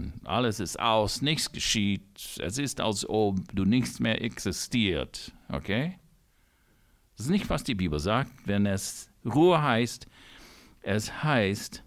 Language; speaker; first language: German; non-native, fluent; English